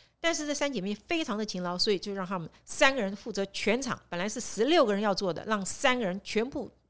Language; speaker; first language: Chinese; native; Chinese